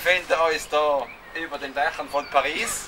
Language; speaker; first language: German; native; German